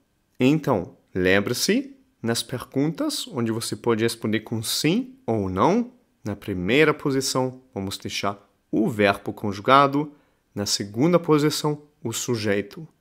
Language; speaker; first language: Portuguese; non-native, fluent; German